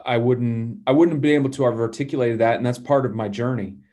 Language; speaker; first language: English; native; English